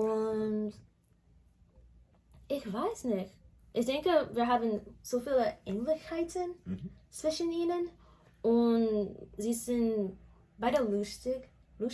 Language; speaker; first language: German; non-native, learner; English